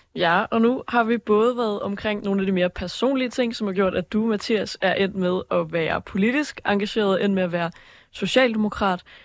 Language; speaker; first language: Danish; native; Danish